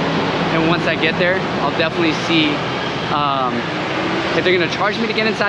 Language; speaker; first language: English; native; English